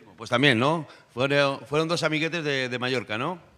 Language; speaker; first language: Spanish; native; Spanish